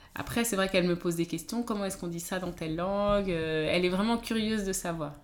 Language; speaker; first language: French; native; French